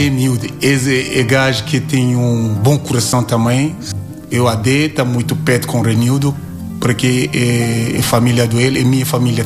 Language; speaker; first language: Portuguese; non-native, learner; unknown